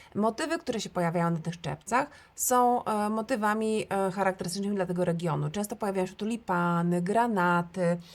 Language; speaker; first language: Polish; native; Polish